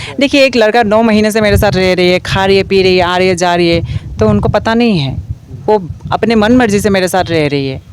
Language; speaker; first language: Hindi; non-native, local second language; Assamese